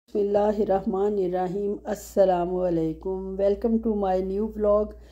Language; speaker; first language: Urdu; native; Urdu